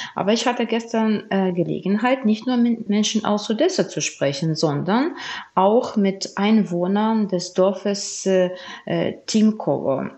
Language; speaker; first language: German; non-native, fluent; Ukrainian